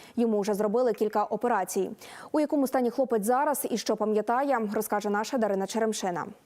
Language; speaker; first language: Ukrainian; native; Ukrainian